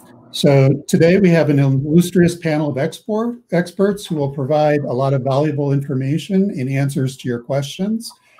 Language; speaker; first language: English; native; English